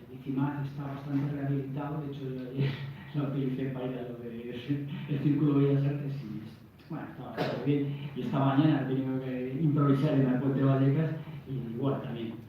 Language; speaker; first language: Spanish; native; Spanish